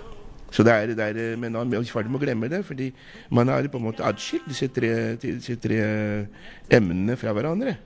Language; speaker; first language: Norwegian; non-native, fluent; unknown